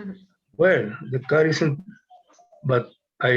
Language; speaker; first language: English; non-native, learner; Spanish